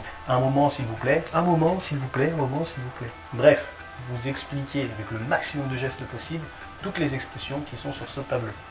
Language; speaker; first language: French; native; French